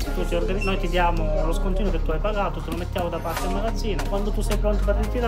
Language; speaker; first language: Italian; native; Italian